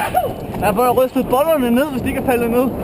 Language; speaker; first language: Danish; native; Danish